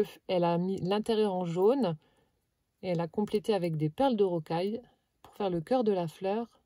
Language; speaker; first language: French; native; French